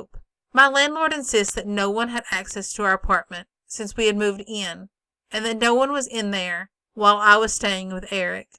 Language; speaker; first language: English; native; English